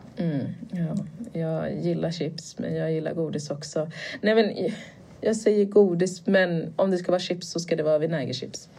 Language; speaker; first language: Swedish; early bilingual, other home language; Portuguese